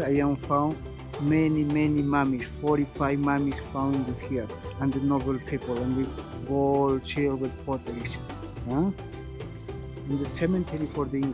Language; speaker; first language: English; non-native, learner; Spanish